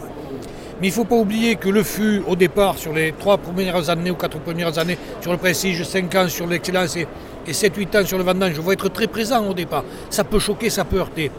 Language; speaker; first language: French; native; French